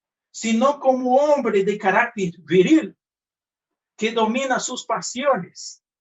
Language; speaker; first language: Spanish; non-native, fluent; Portuguese